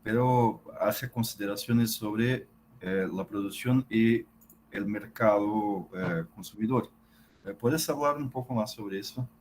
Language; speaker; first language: Spanish; non-native, fluent; Portuguese